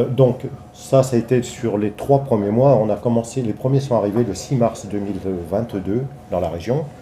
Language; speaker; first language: French; native; French